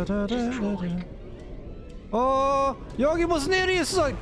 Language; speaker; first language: Korean; non-native, fluent; German